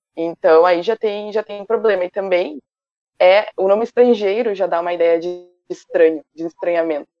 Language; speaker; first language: Portuguese; native; Portuguese